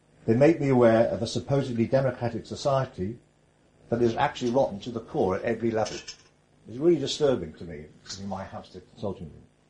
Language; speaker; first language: English; native; English